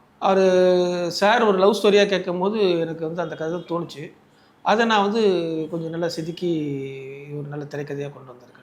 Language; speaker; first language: Tamil; native; Tamil